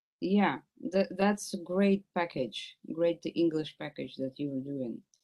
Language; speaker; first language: English; non-native, fluent; Russian